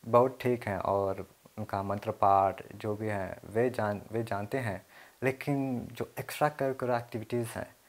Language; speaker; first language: Hindi; early bilingual, heritage; Hindi